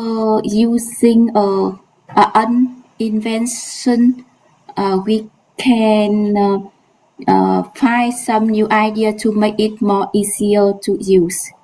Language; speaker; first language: English; non-native, learner; Vietnamese